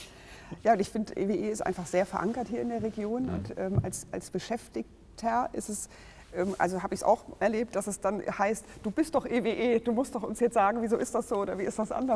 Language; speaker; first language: German; native; German